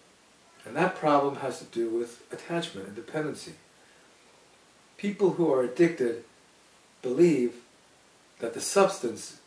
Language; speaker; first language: English; native; English